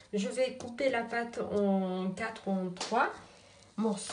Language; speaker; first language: French; non-native, local second language; Arabic